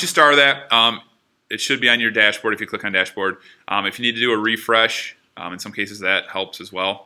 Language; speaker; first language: English; native; English